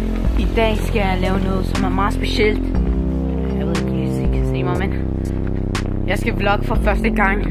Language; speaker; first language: Danish; non-native, local second language; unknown